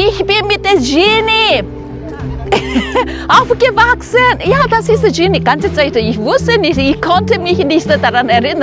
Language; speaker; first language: German; non-native, fluent; Korean